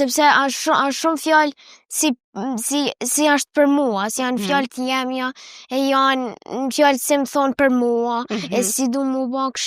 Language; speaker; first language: Albanian; early bilingual, heritage; Albanian